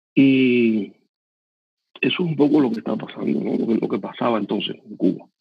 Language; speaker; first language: Spanish; native; Spanish